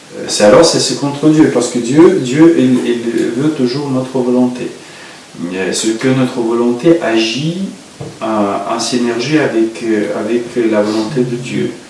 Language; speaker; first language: French; non-native, fluent; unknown